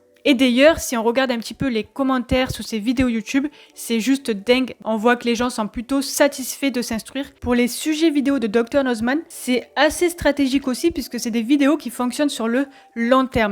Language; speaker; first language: French; native; French